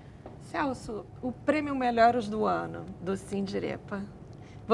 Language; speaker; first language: Portuguese; native; Portuguese